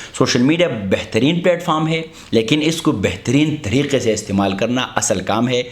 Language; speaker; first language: Urdu; non-native, local second language; Pashto